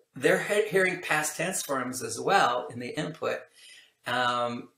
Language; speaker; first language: English; native; English